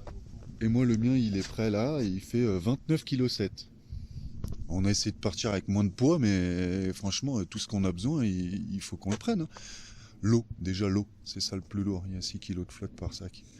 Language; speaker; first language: French; native; French